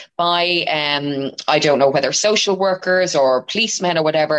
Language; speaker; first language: English; native; English